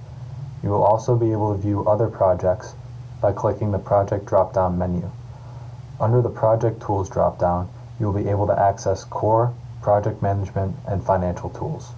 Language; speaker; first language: English; native; English